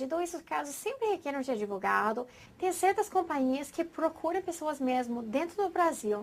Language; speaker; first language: Portuguese; non-native, fluent; English